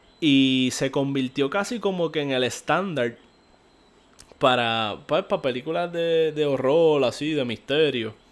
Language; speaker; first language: Spanish; native; Spanish